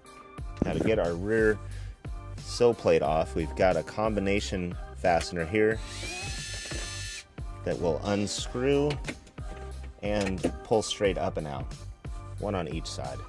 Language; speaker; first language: English; native; English